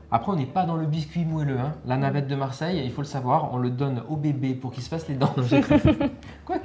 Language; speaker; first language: French; native; French